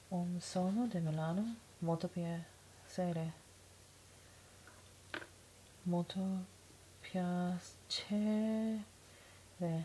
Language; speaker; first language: Italian; non-native, learner; English